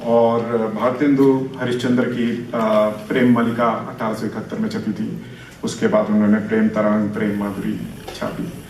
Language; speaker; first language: Hindi; non-native, local second language; Magahi